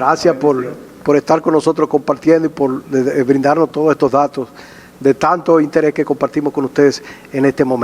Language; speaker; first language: Spanish; native; Spanish